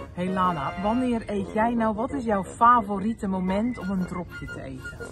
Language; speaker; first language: Dutch; native; Dutch